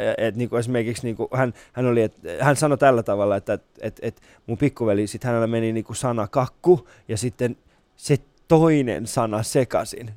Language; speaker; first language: Finnish; early bilingual, other home language; Persian